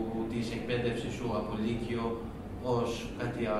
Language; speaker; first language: Greek; non-native, learner; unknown